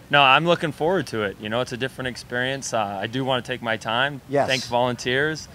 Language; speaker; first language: English; native; English